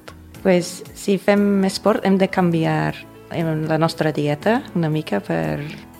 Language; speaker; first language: Catalan; non-native, fluent; English